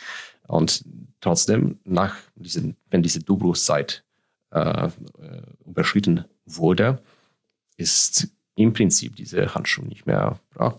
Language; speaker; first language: German; non-native, fluent; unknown